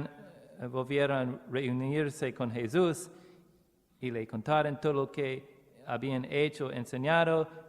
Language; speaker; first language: Spanish; non-native, learner; English